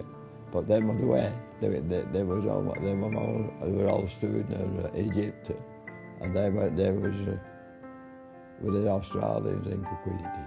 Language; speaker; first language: Dutch; non-native, learner; English